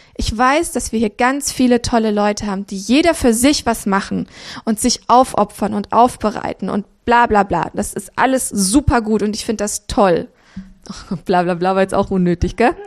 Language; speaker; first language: German; early bilingual, other home language; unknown